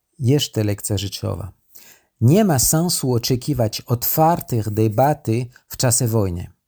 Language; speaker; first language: Polish; non-native, learner; French